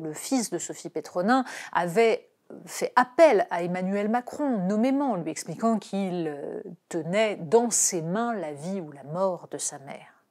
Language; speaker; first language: French; native; French